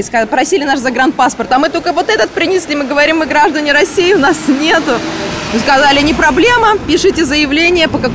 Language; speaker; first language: Russian; native; Russian